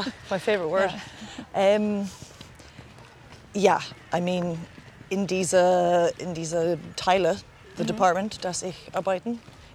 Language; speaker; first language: German; non-native, learner; English